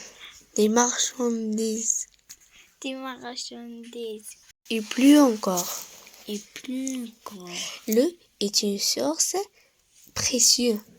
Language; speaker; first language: French; non-native, local second language; Arabic